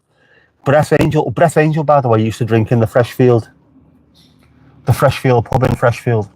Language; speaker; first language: English; native; English